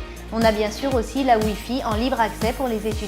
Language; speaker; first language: French; native; French